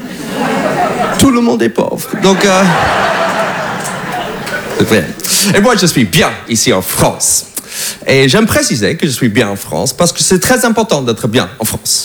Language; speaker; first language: French; non-native, fluent; English